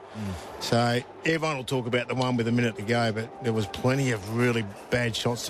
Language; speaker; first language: English; native; English